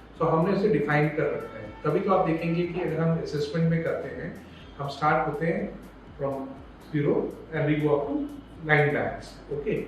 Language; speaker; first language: Hindi; non-native, local second language; Gujarati